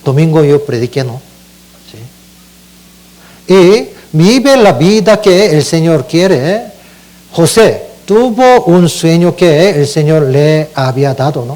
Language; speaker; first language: Spanish; non-native, learner; Korean